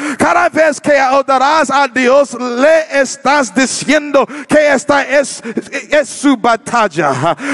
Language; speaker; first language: Spanish; non-native, learner; English